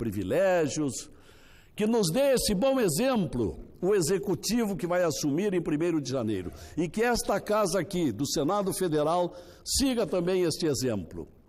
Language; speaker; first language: Portuguese; native; Portuguese